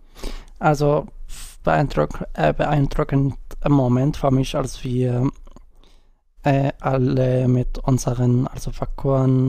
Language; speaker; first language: German; non-native, learner; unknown